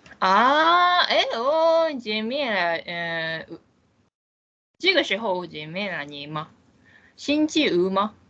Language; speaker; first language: Chinese; non-native, learner; Japanese